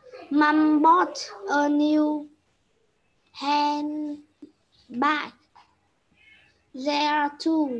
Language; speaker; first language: English; non-native, learner; Vietnamese